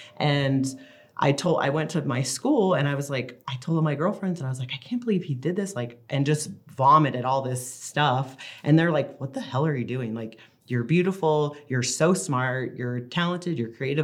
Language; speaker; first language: English; native; English